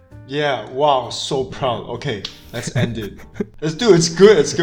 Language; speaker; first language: English; early bilingual, other home language; Chinese